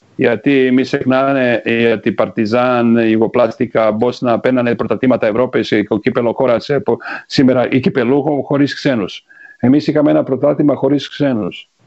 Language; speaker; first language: Greek; non-native, fluent; Serbian